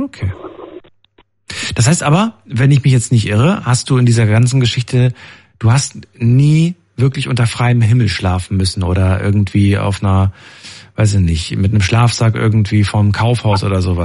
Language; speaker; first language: German; native; German